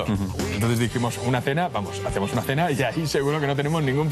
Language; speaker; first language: Spanish; native; Spanish